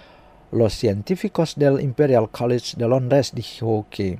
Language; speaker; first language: Spanish; non-native, fluent; Indonesian